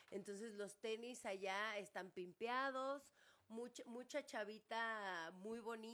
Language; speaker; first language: Spanish; native; Spanish